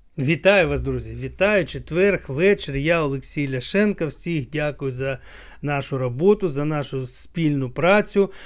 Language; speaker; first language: Ukrainian; native; Ukrainian